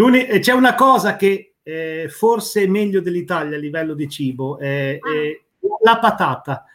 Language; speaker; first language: Italian; native; Italian